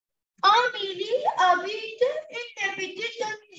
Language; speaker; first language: French; non-native, learner; Arabic